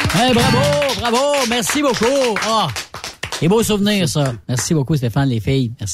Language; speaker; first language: French; native; French